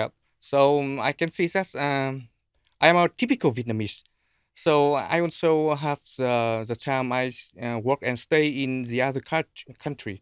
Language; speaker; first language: English; non-native, learner; Vietnamese